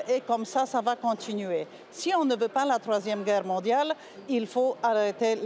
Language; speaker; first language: French; non-native, fluent; Polish